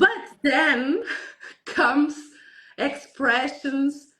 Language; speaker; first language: English; non-native, learner; Portuguese